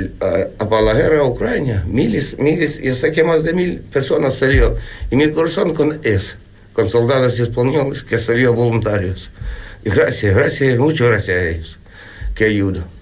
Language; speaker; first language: Spanish; non-native, learner; Ukrainian